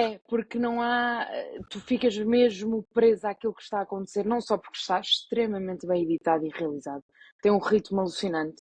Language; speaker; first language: Portuguese; native; Portuguese